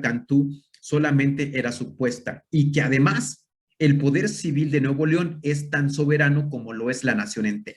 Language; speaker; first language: Spanish; native; Spanish